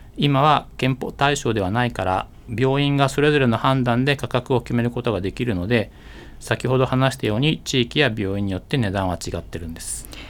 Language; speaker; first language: Japanese; native; Japanese